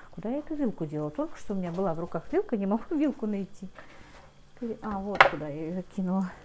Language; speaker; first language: Russian; non-native, local second language; Ingush